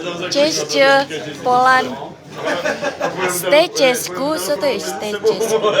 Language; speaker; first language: Czech; non-native, learner; Indonesian